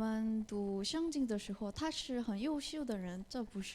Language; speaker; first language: Chinese; non-native, fluent; Korean